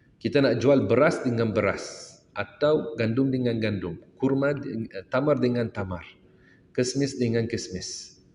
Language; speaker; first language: Malay; non-native, fluent; Arabic